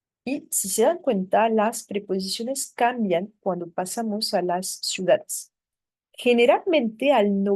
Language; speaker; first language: Spanish; non-native, fluent; French